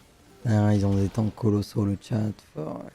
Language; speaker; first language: French; native; French